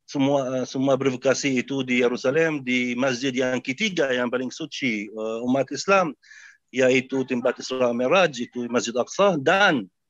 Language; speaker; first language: Indonesian; non-native, fluent; Arabic